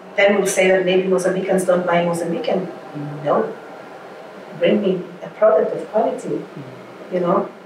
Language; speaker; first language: English; non-native, fluent; Portuguese